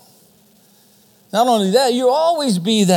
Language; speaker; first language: English; non-native, fluent; German